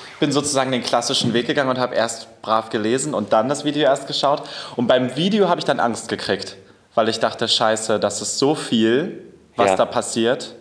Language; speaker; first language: German; native; German